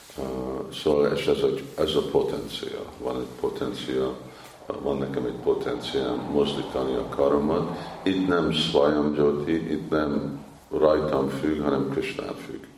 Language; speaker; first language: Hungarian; early bilingual, heritage; Hungarian